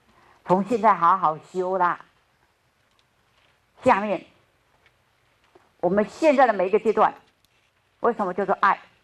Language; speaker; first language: Chinese; native; Chinese